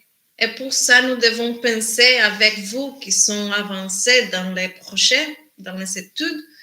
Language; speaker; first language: French; non-native, learner; Spanish